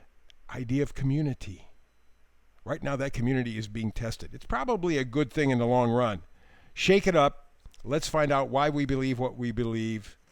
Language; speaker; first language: English; native; English